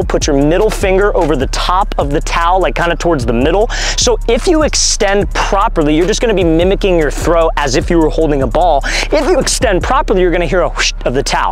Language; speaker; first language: English; native; English